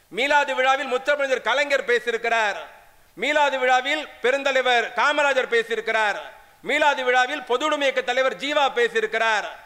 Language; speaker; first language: Tamil; non-native, local second language; Urdu